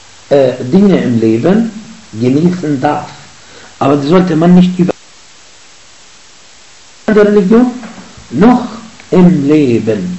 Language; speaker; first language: German; non-native, fluent; Arabic